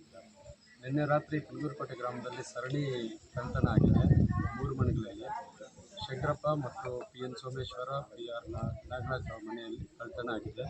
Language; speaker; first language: Kannada; native; Kannada